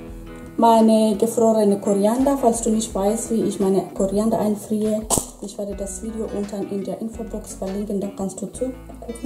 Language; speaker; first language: German; non-native, fluent; Swahili